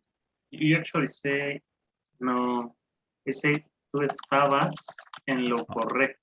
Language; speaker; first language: Spanish; non-native, fluent; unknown